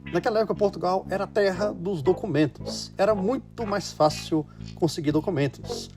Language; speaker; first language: Portuguese; native; Portuguese